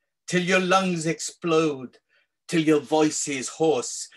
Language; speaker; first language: English; native; English